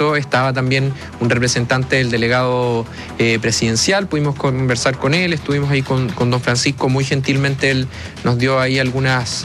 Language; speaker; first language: Spanish; native; Spanish